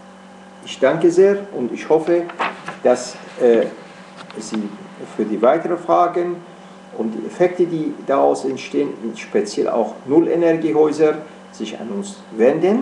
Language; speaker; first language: German; non-native, fluent; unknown